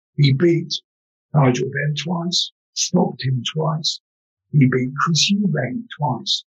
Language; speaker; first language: English; native; English